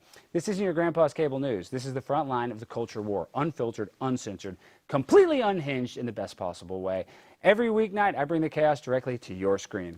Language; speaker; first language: English; native; English